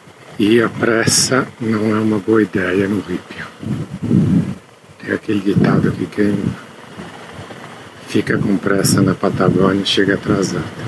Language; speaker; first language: Portuguese; non-native, fluent; Italian